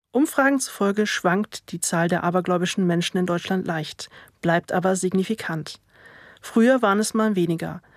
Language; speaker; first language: German; native; German